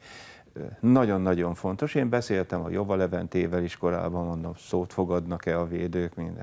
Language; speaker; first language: Hungarian; native; Hungarian